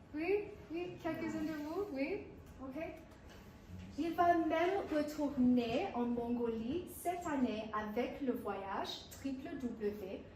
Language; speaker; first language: French; non-native, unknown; English